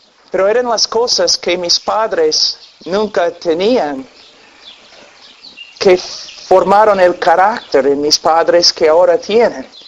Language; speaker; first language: Spanish; non-native, fluent; English